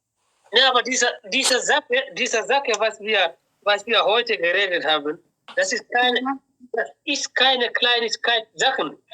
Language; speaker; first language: German; non-native, learner; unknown